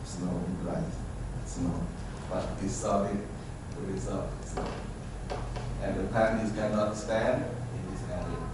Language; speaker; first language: English; non-native, learner; Thai